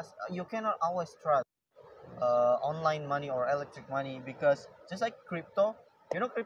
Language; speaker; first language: English; non-native, learner; Indonesian